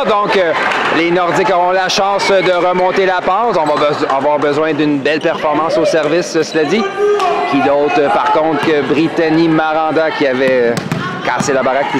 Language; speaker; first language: French; native; French